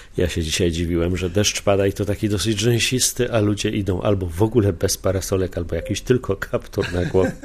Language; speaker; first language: Polish; native; Polish